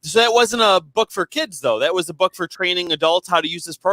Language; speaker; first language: English; native; English